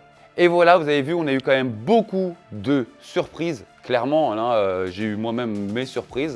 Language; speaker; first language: French; native; French